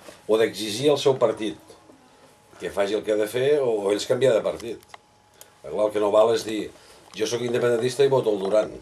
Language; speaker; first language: Catalan; native; Catalan